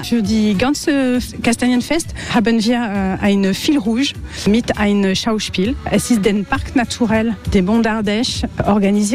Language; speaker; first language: German; non-native, learner; French